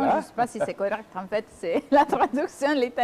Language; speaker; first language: French; non-native, fluent; Italian